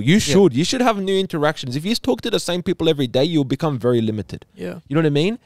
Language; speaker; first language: English; native; English